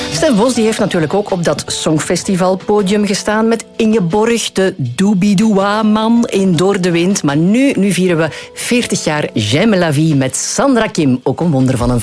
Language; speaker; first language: Dutch; native; Dutch